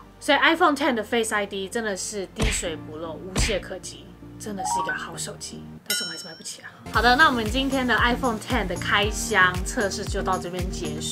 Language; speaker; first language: Chinese; native; Chinese